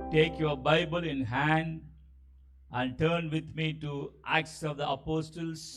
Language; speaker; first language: English; non-native, local second language; Tamil